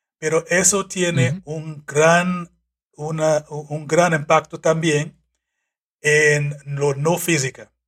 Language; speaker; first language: Spanish; non-native, fluent; English